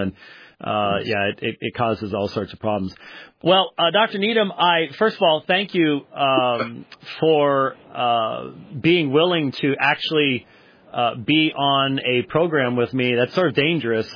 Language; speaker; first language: English; native; English